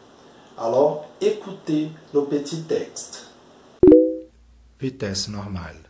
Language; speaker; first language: French; non-native, fluent; Portuguese